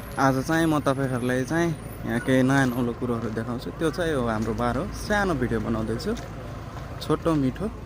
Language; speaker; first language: Nepali; non-native, local second language; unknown